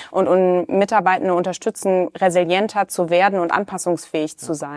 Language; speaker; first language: German; native; German